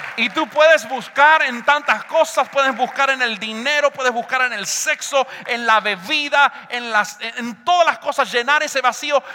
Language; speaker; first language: Spanish; early bilingual, heritage; Spanish